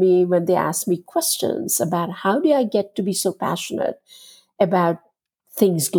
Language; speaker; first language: English; non-native, local second language; Gujarati